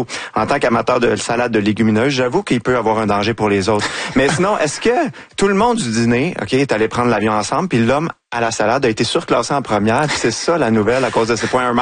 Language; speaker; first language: French; native; French